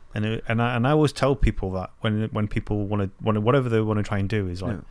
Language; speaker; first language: English; native; English